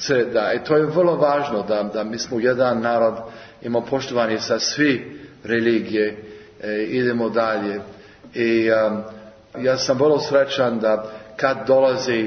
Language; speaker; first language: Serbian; non-native, learner; English